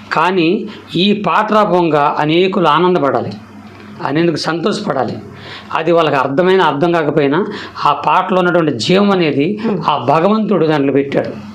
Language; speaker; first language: Telugu; non-native, local second language; Koya